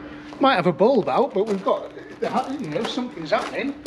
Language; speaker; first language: English; native; English